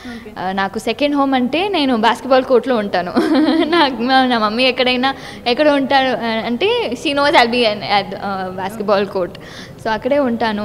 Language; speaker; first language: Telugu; non-native, learner; Tamil